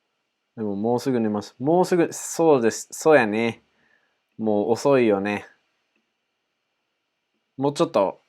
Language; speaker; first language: Japanese; non-native, fluent; English